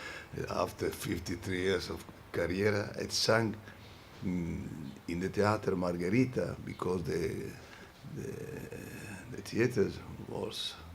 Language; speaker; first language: English; non-native, fluent; Italian